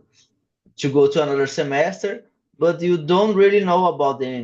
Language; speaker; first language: English; non-native, learner; Portuguese